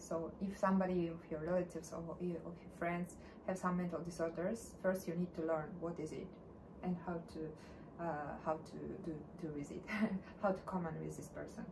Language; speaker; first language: English; non-native, learner; Russian